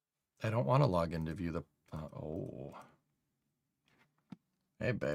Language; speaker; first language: English; native; English